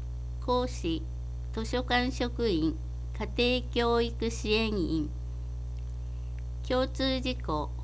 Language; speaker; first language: Japanese; native; Japanese